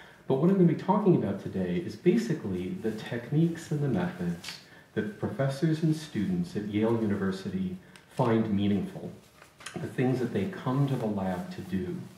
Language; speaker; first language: English; native; English